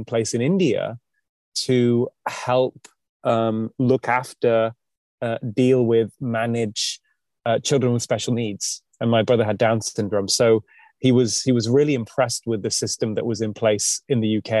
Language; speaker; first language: English; native; English